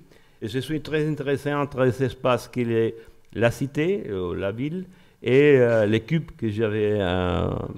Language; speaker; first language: French; non-native, learner; Spanish